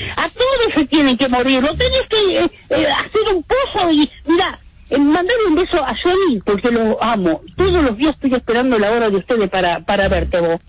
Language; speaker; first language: Spanish; early bilingual, other home language; Italian